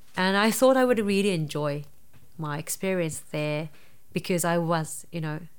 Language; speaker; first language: English; non-native, fluent; Japanese